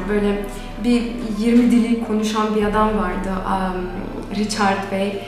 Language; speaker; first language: Turkish; non-native, fluent; Macedonian